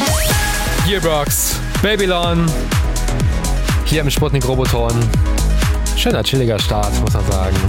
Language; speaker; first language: German; native; German